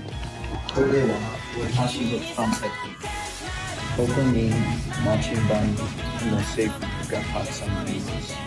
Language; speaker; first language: Japanese; non-native, learner; English